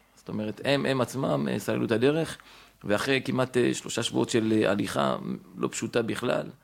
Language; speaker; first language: Hebrew; native; Hebrew